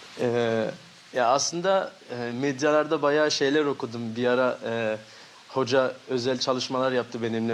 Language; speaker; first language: Turkish; early bilingual, heritage; Turkish